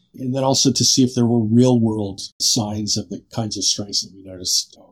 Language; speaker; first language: English; native; English